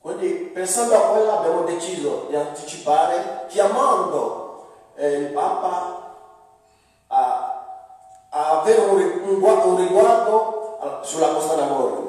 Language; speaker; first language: Italian; non-native, fluent; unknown